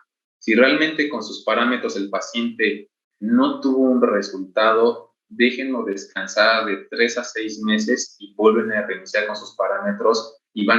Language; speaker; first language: Spanish; native; Spanish